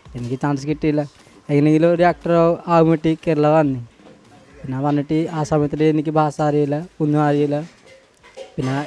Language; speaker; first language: Malayalam; non-native, learner; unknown